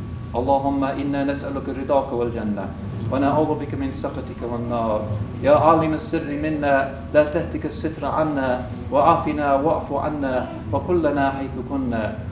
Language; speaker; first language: Arabic; non-native, fluent; English